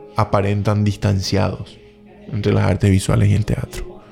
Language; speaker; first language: Spanish; native; Spanish